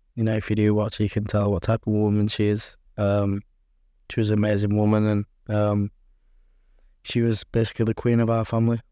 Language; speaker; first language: English; native; English